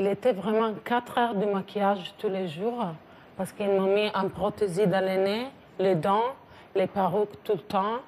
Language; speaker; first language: French; non-native, learner; Italian